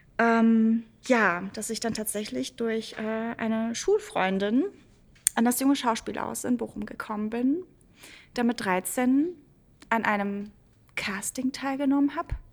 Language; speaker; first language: German; early bilingual, other home language; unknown